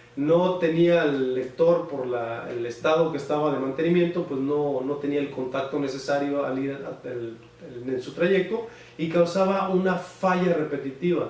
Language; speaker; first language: Spanish; native; Spanish